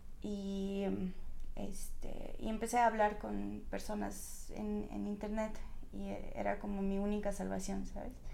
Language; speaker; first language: Spanish; non-native, fluent; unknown